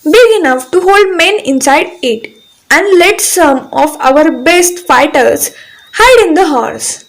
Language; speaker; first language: English; non-native, local second language; Marathi